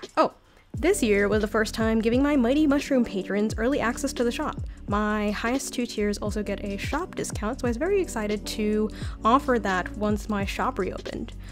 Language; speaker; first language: English; native; English